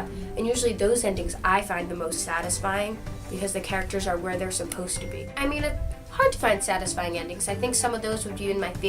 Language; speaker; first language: English; native; English